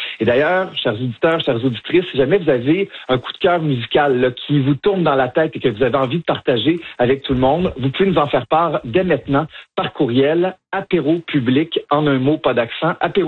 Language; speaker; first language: French; native; French